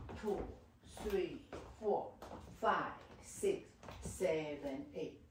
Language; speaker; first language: English; non-native, learner; Chinese